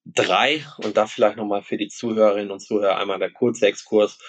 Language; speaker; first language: German; non-native, local second language; Low German